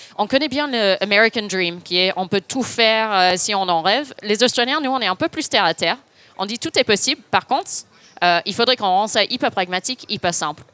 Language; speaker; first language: French; non-native, fluent; English